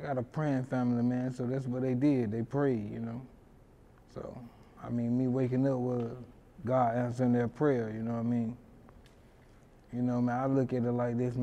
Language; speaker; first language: English; native; English